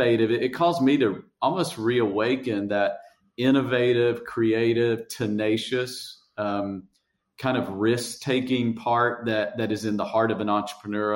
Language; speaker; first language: English; native; English